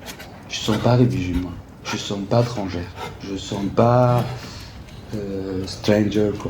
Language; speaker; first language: French; non-native, fluent; Arabic